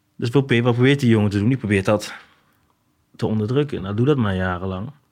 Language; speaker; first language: Dutch; native; Dutch